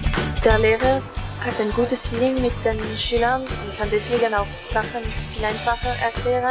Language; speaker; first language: German; non-native, local second language; French